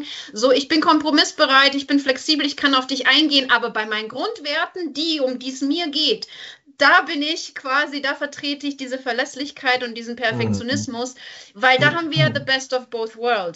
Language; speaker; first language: German; native; German